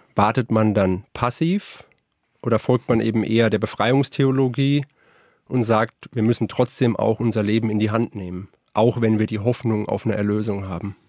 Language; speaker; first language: German; native; German